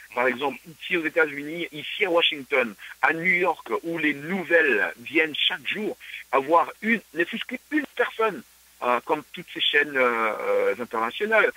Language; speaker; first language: French; non-native, local second language; Luba-Lulua